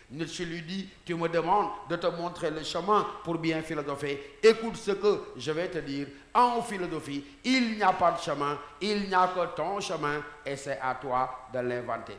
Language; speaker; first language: French; non-native, local second language; Wolof